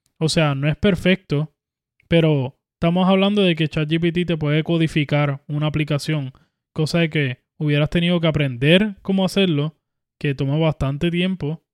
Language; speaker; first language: Spanish; native; Spanish